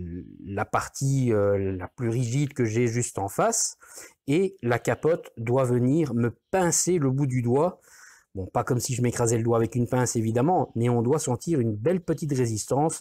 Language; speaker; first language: French; native; French